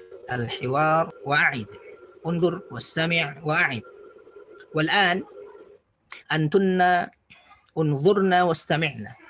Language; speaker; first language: Arabic; non-native, fluent; Indonesian